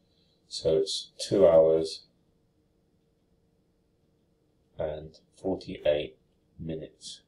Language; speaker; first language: English; native; English